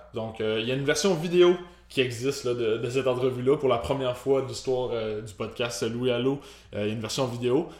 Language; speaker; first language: French; native; French